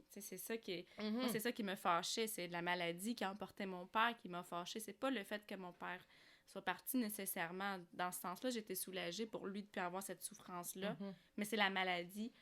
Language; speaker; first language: French; early bilingual, other home language; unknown